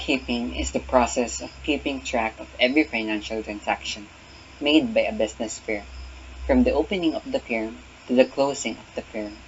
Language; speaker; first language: English; non-native, local second language; Filipino